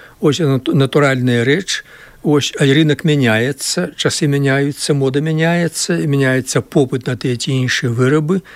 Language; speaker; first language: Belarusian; native; Belarusian